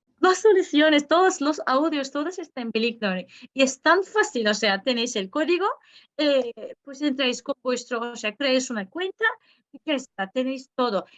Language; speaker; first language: Spanish; non-native, fluent; Turkish